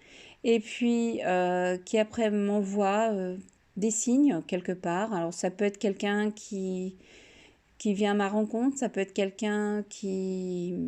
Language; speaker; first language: French; native; French